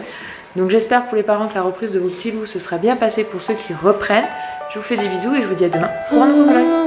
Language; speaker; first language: French; native; French